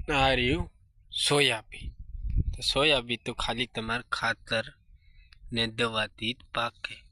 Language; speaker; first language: Gujarati; non-native, local second language; Bhili